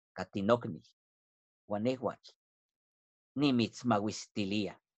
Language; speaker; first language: Spanish; non-native, local second language; Nahuatl languages